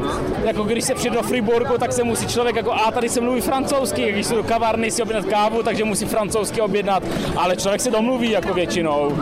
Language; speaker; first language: Czech; early bilingual, heritage; Czech